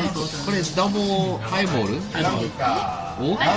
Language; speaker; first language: Japanese; non-native, learner; English